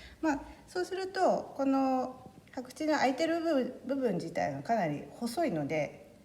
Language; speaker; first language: Japanese; native; Japanese